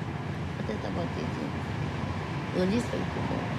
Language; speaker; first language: Russian; native; Russian